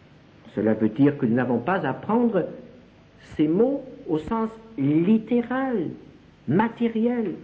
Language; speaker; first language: French; native; French